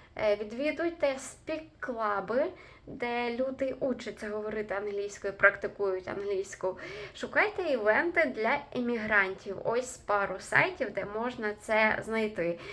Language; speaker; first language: Ukrainian; native; Ukrainian